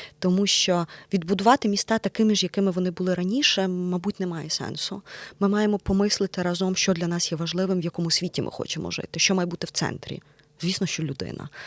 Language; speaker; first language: Ukrainian; native; Ukrainian